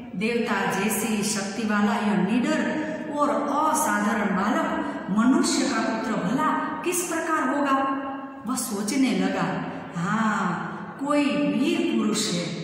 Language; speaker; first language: Hindi; non-native, local second language; Gujarati